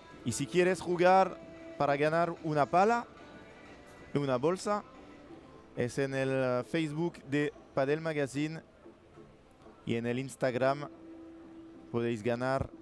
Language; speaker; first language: Spanish; non-native, learner; French